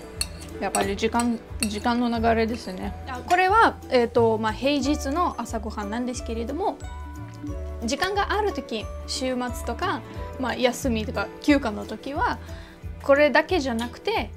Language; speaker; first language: Japanese; non-native, fluent; Russian